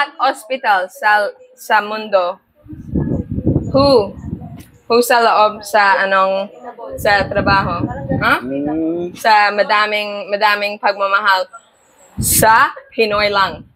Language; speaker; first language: Filipino; non-native, learner; English